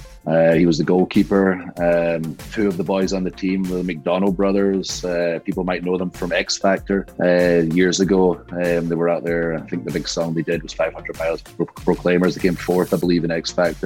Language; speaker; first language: English; native; English